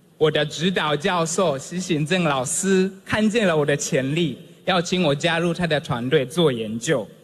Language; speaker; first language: Chinese; non-native, fluent; Swahili